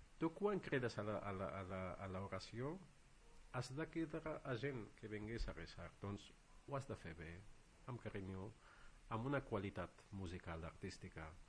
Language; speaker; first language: Catalan; non-native, fluent; Arabic